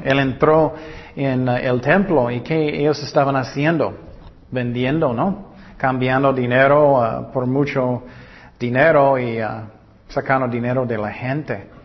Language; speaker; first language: Spanish; non-native, learner; English